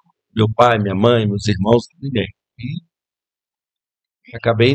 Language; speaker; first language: Portuguese; native; Portuguese